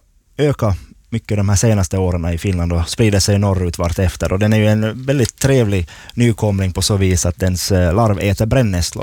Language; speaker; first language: Swedish; native; Swedish